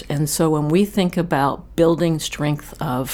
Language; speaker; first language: English; native; English